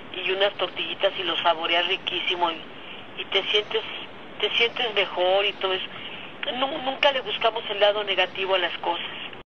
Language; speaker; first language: Spanish; native; Spanish